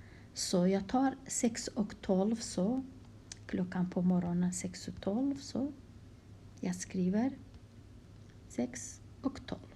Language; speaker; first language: Swedish; non-native, fluent; Kurdish